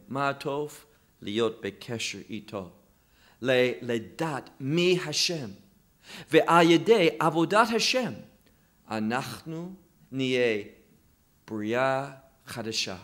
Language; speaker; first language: Hebrew; non-native, fluent; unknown